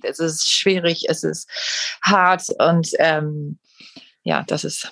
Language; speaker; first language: German; non-native, fluent; English